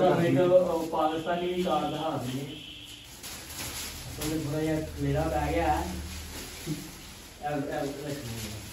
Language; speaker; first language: Hindi; non-native, local second language; Punjabi